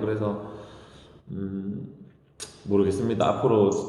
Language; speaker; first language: Korean; native; Korean